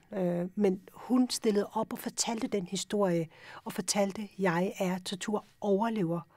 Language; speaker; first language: Danish; early bilingual, other home language; Urdu